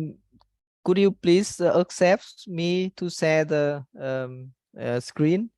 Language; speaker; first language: English; non-native, fluent; Vietnamese